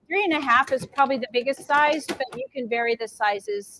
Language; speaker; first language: English; native; English